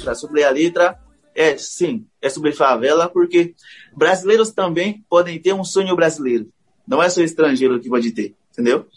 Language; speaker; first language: Portuguese; non-native, fluent; Haitian Creole